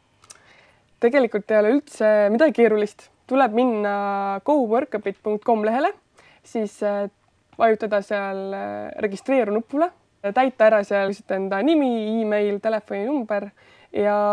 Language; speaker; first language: Estonian; native; Estonian